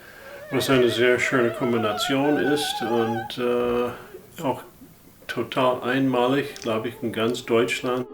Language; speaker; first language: German; non-native, fluent; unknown